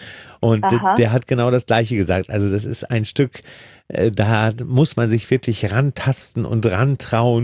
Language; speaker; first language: German; native; German